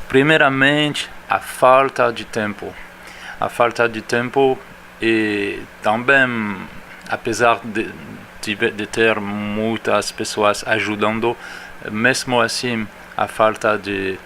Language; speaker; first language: Portuguese; non-native, fluent; French